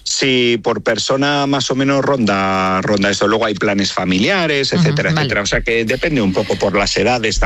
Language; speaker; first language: Spanish; native; Spanish